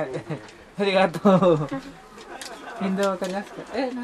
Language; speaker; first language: Japanese; non-native, learner; Hindi